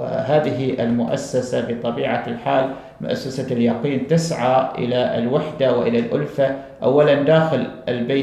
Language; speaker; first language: Arabic; native; Arabic